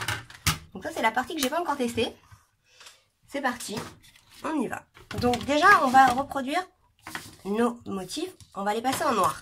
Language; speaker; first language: French; native; French